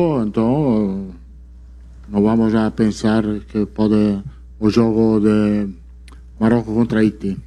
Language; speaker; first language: Portuguese; non-native, fluent; Italian